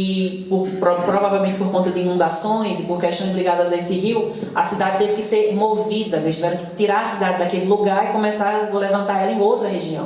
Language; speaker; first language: Portuguese; native; Portuguese